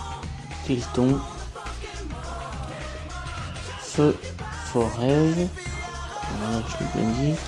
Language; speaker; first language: French; native; French